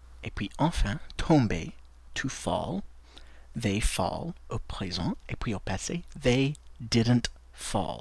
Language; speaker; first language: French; non-native, fluent; English